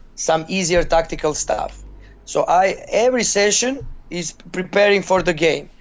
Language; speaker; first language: English; non-native, learner; Croatian